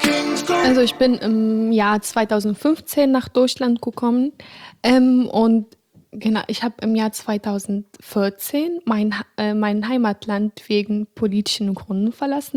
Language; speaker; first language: German; non-native, fluent; Arabic